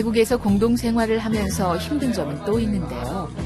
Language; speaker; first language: Korean; native; Korean